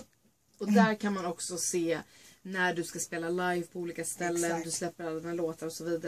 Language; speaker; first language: Swedish; native; Swedish